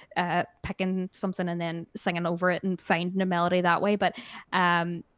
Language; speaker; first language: English; native; English